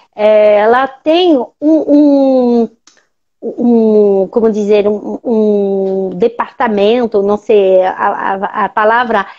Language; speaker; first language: Portuguese; non-native, fluent; French